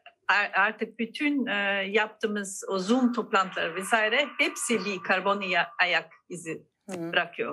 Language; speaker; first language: Turkish; non-native, fluent; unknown